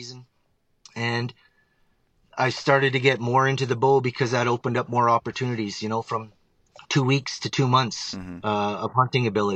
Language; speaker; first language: English; native; English